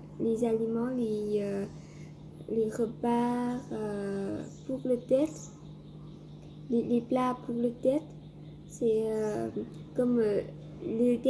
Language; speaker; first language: French; non-native, learner; Vietnamese